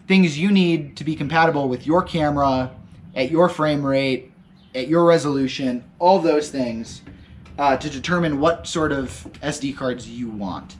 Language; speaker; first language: English; native; English